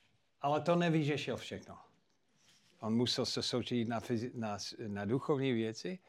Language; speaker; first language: Czech; non-native, fluent; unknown